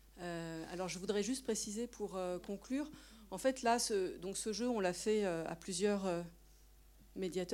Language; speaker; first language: French; native; French